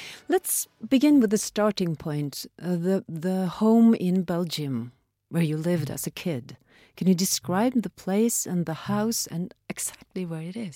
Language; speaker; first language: English; non-native, fluent; Norwegian